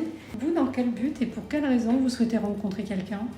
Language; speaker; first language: French; native; French